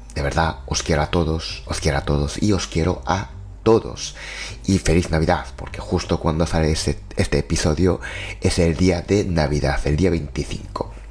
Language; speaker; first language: Spanish; non-native, fluent; Japanese